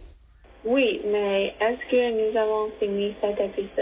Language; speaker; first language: French; non-native, learner; English